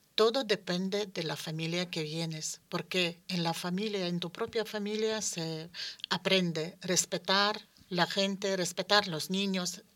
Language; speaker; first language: Spanish; non-native, fluent; Ukrainian